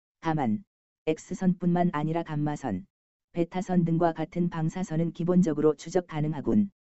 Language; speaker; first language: Korean; native; Korean